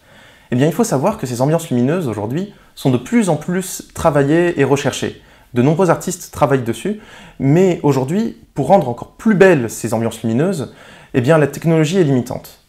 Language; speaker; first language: French; native; French